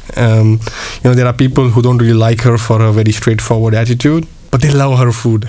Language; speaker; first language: English; non-native, local second language; Marathi